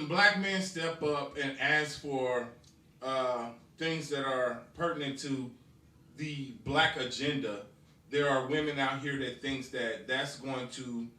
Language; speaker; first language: English; native; English